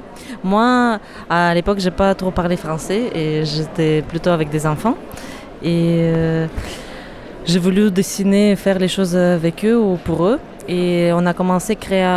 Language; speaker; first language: French; non-native, fluent; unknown